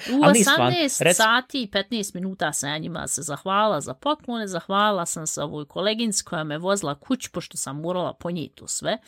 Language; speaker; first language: Bosnian; early bilingual, heritage; Bosnian